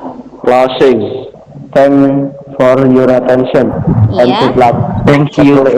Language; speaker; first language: English; non-native, learner; Indonesian